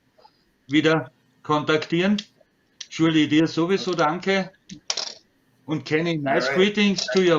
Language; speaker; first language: German; native; German